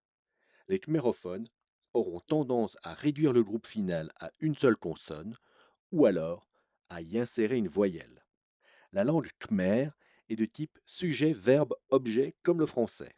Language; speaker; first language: French; native; French